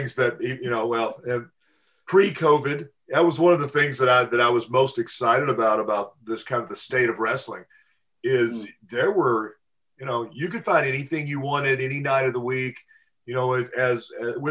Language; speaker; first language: English; native; English